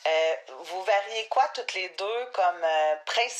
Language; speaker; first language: French; native; French